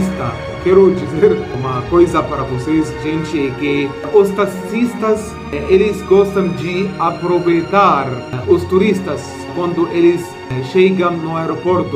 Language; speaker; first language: Portuguese; non-native, fluent; Arabic